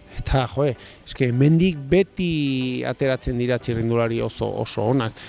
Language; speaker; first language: Basque; non-native, local second language; Spanish